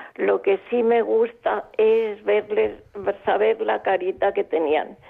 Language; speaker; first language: Spanish; native; Spanish